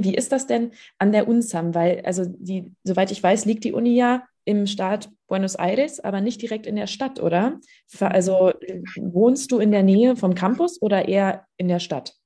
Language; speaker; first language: German; native; German